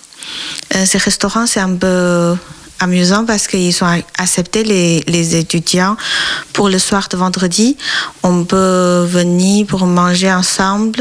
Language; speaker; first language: French; non-native, learner; Chinese